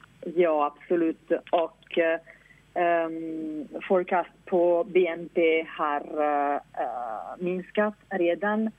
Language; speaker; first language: Swedish; non-native, fluent; Italian